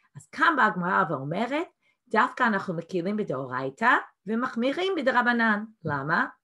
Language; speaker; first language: Hebrew; non-native, fluent; English